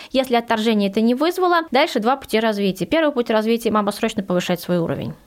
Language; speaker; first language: Russian; early bilingual, heritage; Russian